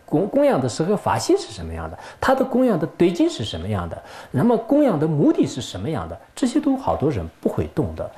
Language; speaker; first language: Chinese; non-native, local second language; Tibetan